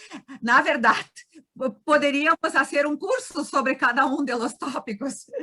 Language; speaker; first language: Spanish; non-native, learner; Portuguese